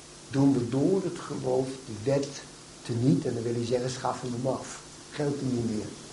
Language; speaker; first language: Dutch; native; Dutch